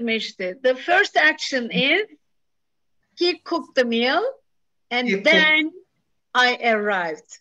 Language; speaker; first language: English; non-native, fluent; Turkish